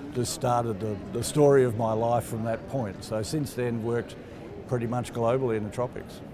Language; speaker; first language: English; native; English